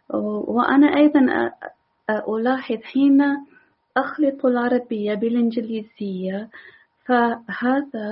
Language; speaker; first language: Arabic; non-native, learner; English